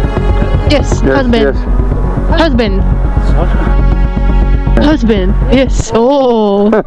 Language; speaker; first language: English; non-native, learner; Arabic